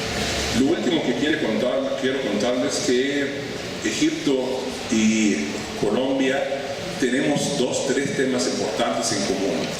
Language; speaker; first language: Spanish; non-native, fluent; Arabic